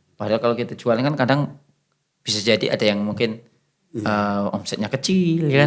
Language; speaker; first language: Indonesian; native; Indonesian